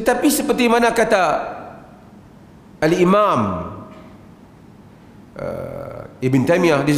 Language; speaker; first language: Malay; native; Malay